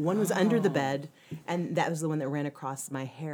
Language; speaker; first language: English; native; English